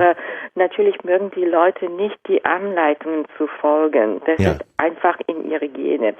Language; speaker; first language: German; non-native, fluent; Japanese